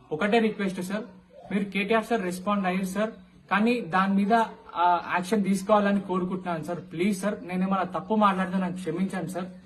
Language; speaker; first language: Telugu; native; Telugu